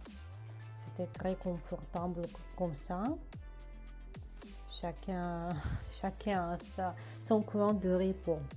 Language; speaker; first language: French; non-native, learner; Russian